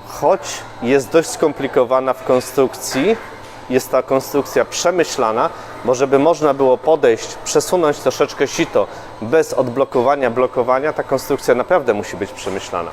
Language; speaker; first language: Polish; native; Polish